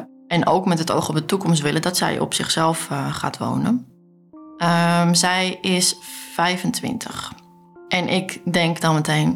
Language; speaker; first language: Dutch; native; Dutch